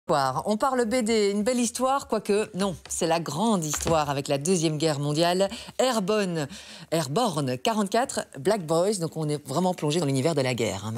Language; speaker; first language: French; native; French